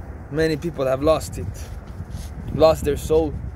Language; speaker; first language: English; non-native, fluent; Swedish